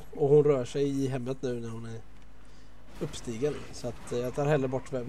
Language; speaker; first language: Swedish; native; Swedish